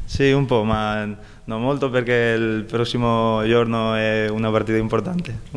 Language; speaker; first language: Italian; non-native, learner; Spanish